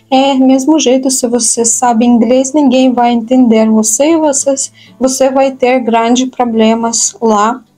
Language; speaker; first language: Portuguese; non-native, fluent; Russian